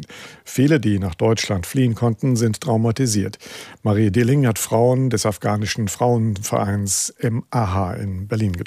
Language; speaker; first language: German; native; German